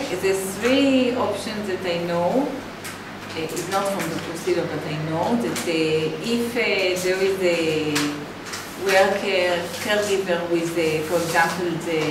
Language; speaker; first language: English; non-native, fluent; Hebrew